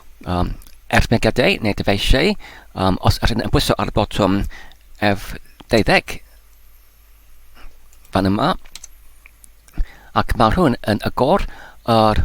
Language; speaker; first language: Welsh; non-native, learner; Polish